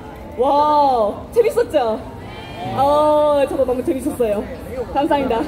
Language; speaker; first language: Korean; non-native, fluent; Japanese